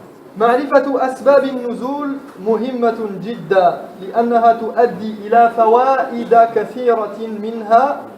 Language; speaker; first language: Arabic; non-native, fluent; French